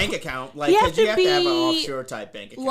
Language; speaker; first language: English; native; English